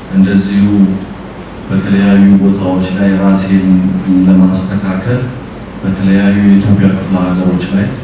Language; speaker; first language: Amharic; native; Amharic